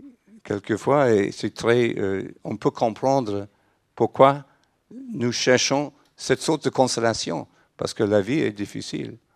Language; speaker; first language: French; non-native, fluent; English